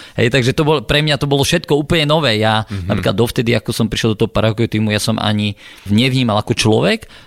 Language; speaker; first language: Slovak; native; Slovak